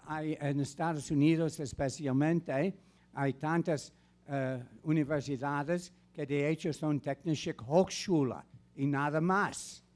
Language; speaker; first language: Spanish; non-native, fluent; English